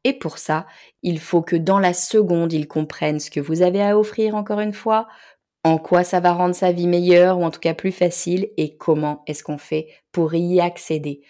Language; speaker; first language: French; native; French